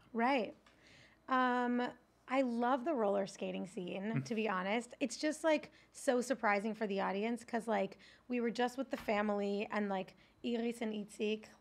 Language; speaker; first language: English; native; English